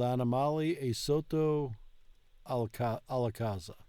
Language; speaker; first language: Italian; non-native, learner; English